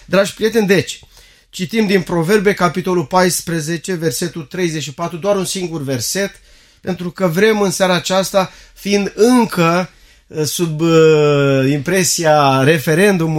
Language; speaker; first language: Romanian; native; Romanian